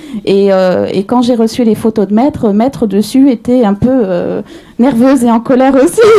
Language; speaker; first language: French; native; French